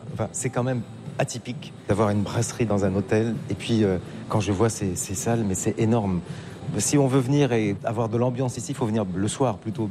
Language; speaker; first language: French; native; French